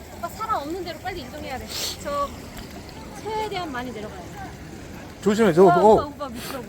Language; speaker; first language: Korean; native; Korean